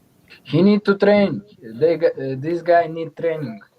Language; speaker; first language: English; non-native, learner; Uzbek